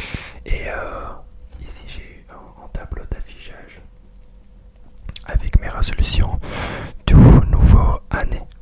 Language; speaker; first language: French; non-native, fluent; English